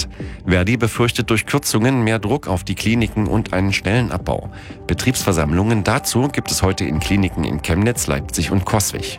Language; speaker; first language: German; native; German